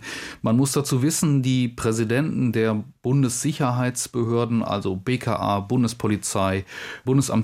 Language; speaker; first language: German; native; German